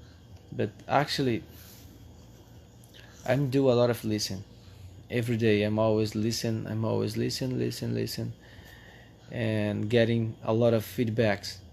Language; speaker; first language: English; non-native, fluent; Portuguese